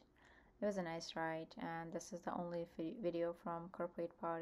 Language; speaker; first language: English; non-native, fluent; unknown